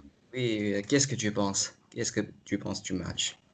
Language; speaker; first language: French; non-native, fluent; Chinese